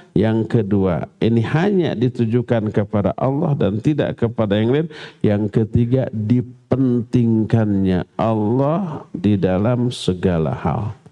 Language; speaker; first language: Malay; non-native, local second language; Sundanese